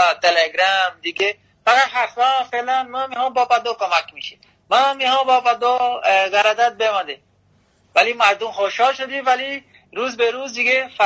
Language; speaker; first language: Persian; non-native, learner; Portuguese